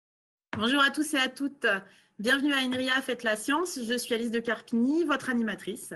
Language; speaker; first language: French; native; French